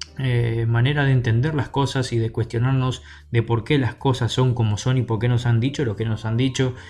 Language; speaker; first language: Spanish; native; Spanish